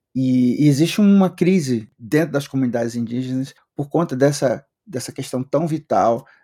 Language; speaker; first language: Portuguese; native; Portuguese